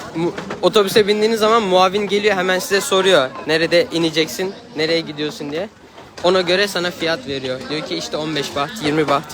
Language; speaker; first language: Turkish; native; Turkish